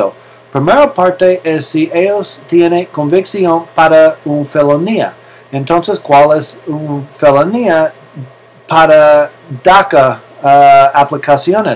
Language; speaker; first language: Spanish; non-native, learner; English